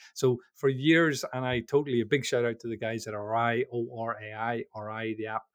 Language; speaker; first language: English; native; English